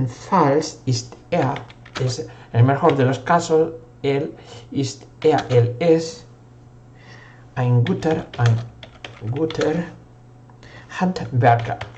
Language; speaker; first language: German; non-native, fluent; Spanish